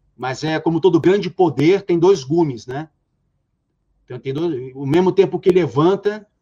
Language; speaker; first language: Portuguese; native; Portuguese